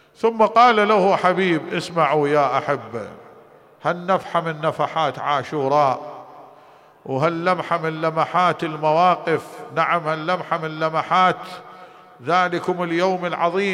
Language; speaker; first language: Arabic; native; Arabic